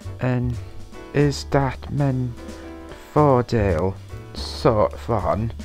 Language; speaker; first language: Dutch; non-native, learner; English